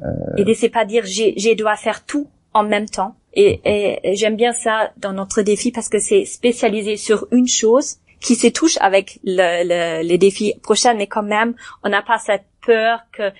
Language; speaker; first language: French; non-native, learner; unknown